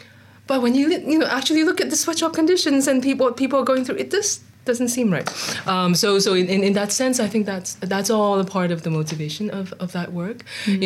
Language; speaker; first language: English; non-native, local second language; Cantonese